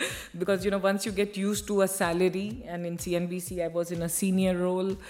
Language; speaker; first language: English; non-native, local second language; Hindi